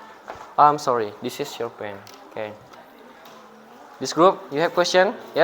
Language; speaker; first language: English; non-native, fluent; Indonesian